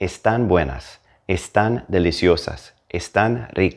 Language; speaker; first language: Spanish; non-native, fluent; English